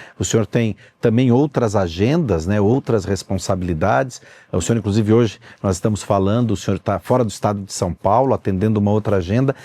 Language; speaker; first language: Portuguese; native; Portuguese